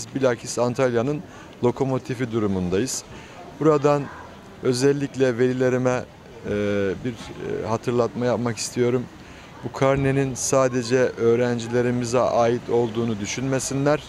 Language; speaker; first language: Turkish; native; Turkish